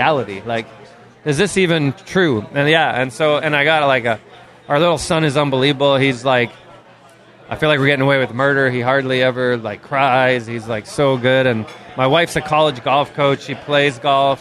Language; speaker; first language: English; native; English